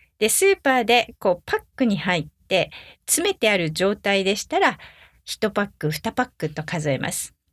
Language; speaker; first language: Japanese; native; Japanese